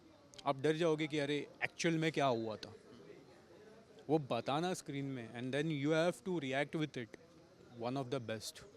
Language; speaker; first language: Hindi; native; Hindi